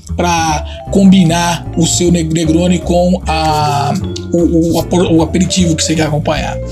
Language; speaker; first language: Portuguese; non-native, fluent; Italian